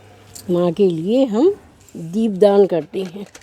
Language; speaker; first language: Hindi; native; Hindi